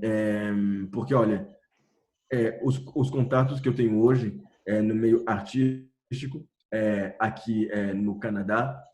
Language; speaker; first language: Portuguese; non-native, fluent; French